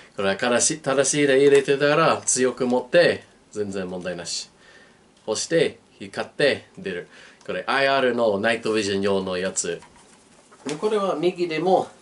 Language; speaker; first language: Japanese; non-native, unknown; English